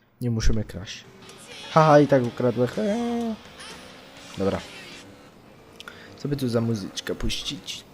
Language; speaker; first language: Polish; native; Polish